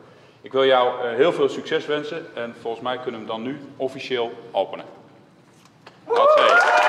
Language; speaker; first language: Dutch; native; Dutch